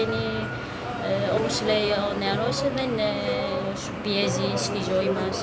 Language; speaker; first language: Greek; non-native, learner; Chinese